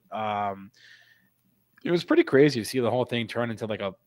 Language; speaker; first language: English; native; English